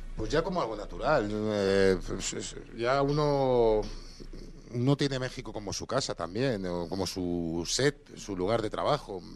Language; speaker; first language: Spanish; native; Spanish